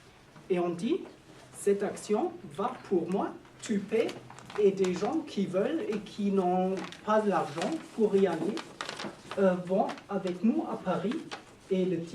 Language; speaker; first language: French; non-native, learner; German